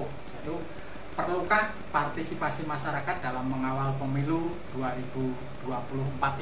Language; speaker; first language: Indonesian; native; Indonesian